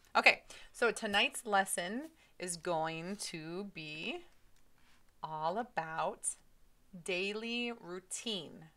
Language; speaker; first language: English; native; English